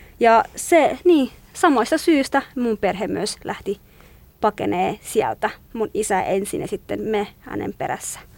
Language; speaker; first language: Finnish; non-native, fluent; Kurdish